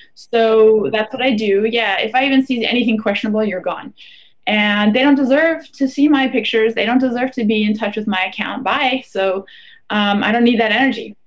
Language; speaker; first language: English; non-native, fluent; German